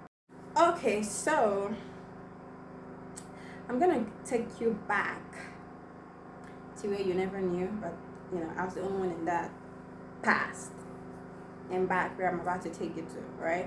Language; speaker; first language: English; non-native, local second language; Igbo